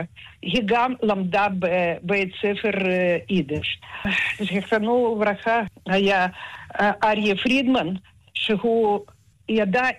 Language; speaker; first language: Hebrew; non-native, fluent; Russian